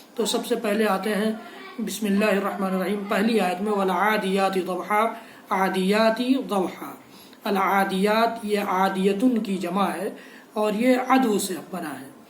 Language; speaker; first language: Urdu; native; Urdu